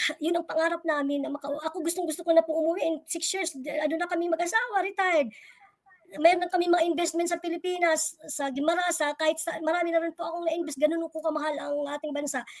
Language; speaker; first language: Filipino; non-native, local second language; Cebuano